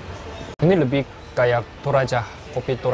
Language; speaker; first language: Indonesian; non-native, fluent; Korean